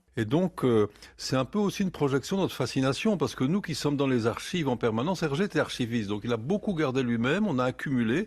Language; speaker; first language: French; native; French